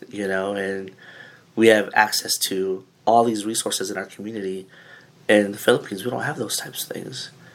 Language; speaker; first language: English; early bilingual, other home language; Filipino